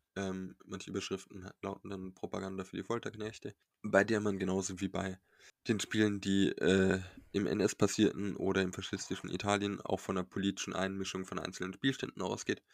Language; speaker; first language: German; native; German